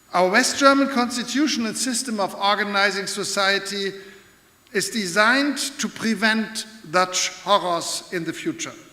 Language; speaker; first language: English; non-native, fluent; German